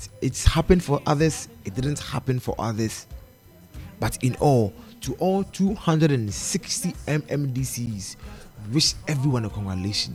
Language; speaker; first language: English; non-native, local second language; Akan